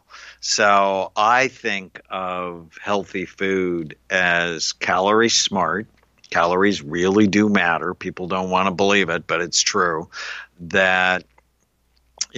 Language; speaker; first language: English; native; English